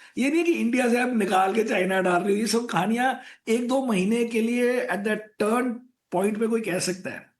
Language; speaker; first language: Hindi; native; Hindi